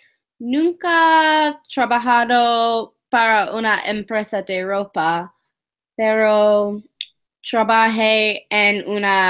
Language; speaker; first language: Spanish; non-native, learner; English